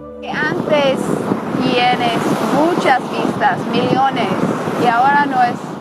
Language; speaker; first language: Spanish; non-native, learner; English